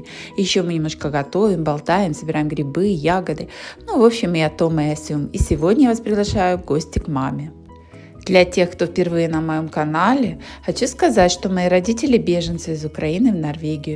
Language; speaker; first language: Russian; native; Russian